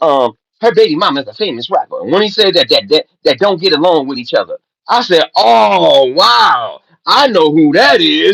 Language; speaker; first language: English; native; English